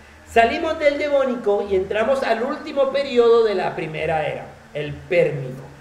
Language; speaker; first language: Spanish; native; Spanish